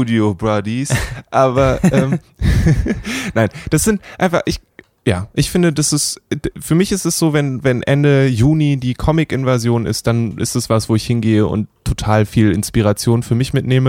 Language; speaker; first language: German; native; German